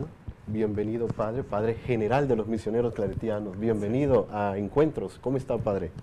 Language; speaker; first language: Spanish; native; Spanish